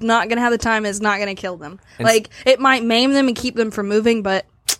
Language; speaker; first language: English; native; English